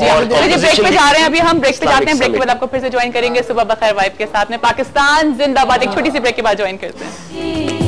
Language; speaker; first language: Urdu; native; Urdu